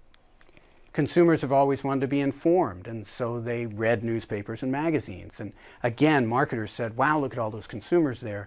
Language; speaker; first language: English; native; English